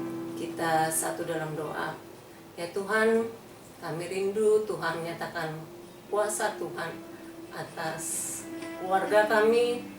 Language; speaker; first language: Indonesian; native; Indonesian